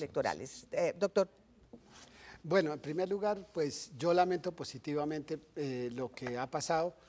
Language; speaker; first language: Spanish; native; Spanish